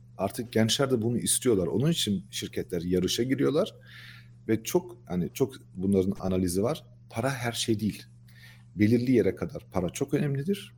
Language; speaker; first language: Turkish; early bilingual, heritage; Turkish